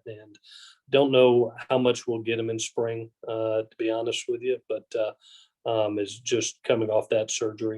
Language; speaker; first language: English; native; English